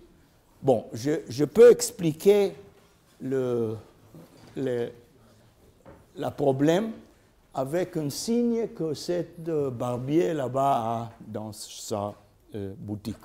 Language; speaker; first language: French; non-native, learner; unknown